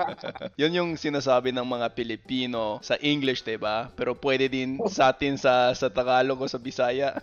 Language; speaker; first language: Filipino; non-native, fluent; English